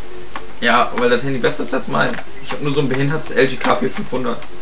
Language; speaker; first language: German; early bilingual, other home language; Turkish